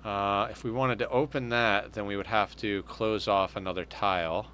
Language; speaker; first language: English; native; English